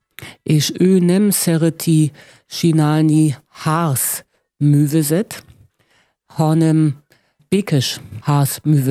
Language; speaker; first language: Hungarian; non-native, learner; German